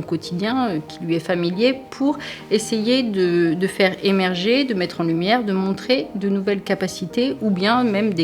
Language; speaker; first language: French; native; French